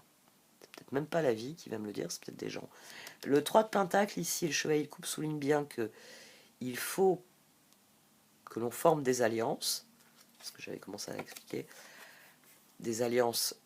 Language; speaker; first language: French; native; French